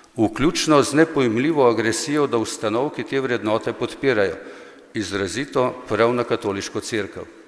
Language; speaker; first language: Slovenian; native; Slovenian